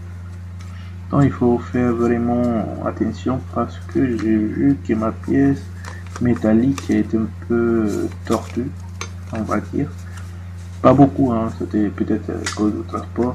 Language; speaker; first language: French; non-native, fluent; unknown